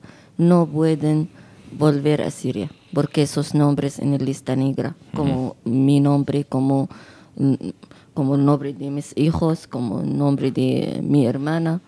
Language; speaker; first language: Spanish; non-native, fluent; Arabic